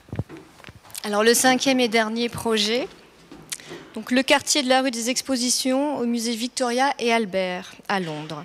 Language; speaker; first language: French; native; French